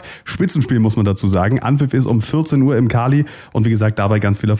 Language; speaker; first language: German; native; German